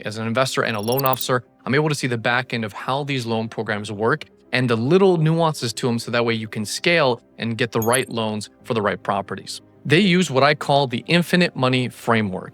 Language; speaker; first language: English; native; English